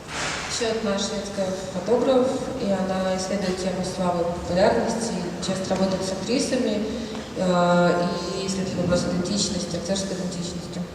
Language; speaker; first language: Russian; native; Russian